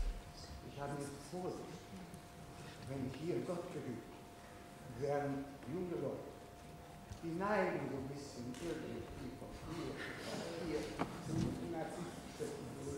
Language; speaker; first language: German; non-native, fluent; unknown